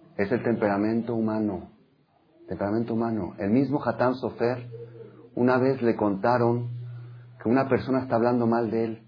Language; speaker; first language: Spanish; non-native, fluent; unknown